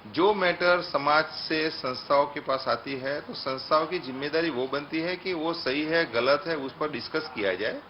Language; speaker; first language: Hindi; non-native, local second language; Gujarati